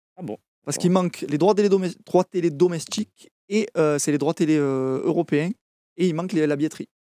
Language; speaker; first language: French; native; French